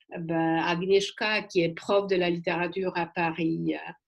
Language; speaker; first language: French; non-native, fluent; Polish